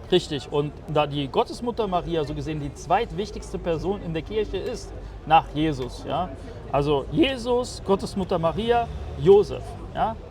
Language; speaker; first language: German; early bilingual, other home language; Polish